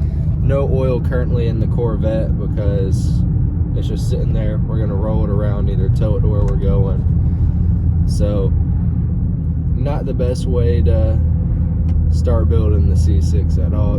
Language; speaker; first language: English; native; English